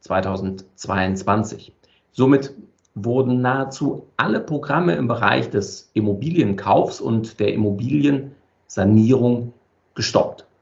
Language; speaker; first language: German; native; German